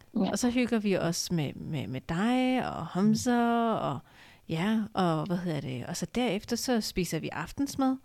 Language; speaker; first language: Danish; early bilingual, other home language; Urdu